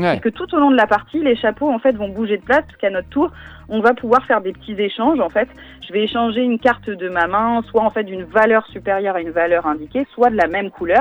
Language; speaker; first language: French; native; French